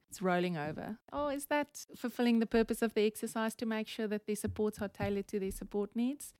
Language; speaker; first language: English; non-native, local second language; Afrikaans